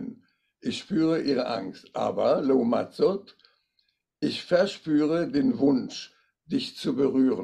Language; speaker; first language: German; non-native, fluent; Hebrew